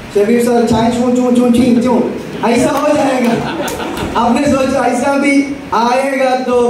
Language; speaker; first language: Hindi; non-native, local second language; Malayalam